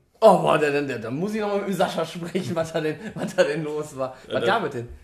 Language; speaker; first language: German; native; German